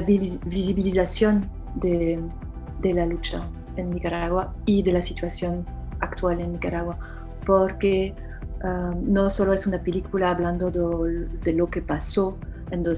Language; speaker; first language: Spanish; non-native, fluent; French